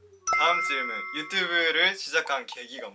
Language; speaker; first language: Korean; non-native, fluent; Japanese